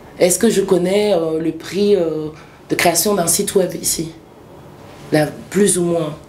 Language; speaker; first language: French; early bilingual, other home language; Swahili